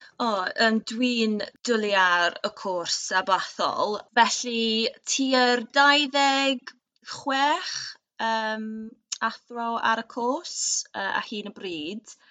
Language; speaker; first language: Welsh; non-native, local second language; English